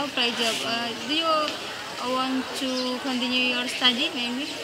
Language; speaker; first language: English; non-native, learner; Indonesian